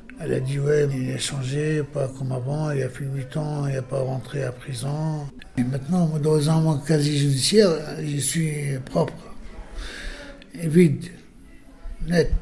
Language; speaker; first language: French; non-native, learner; Arabic